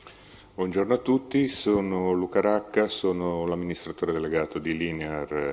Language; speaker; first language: Italian; native; Italian